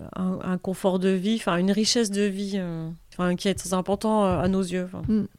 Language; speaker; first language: French; native; French